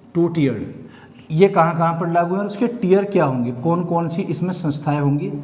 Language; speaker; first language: Hindi; native; Hindi